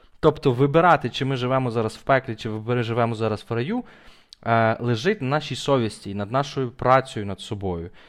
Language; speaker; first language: Ukrainian; native; Ukrainian